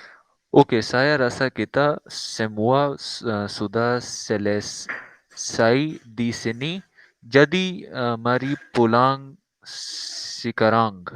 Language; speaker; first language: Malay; non-native, learner; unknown